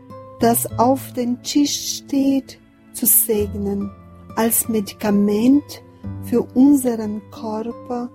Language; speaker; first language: German; non-native, fluent; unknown